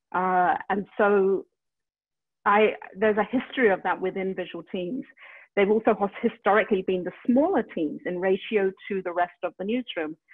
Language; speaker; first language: English; native; English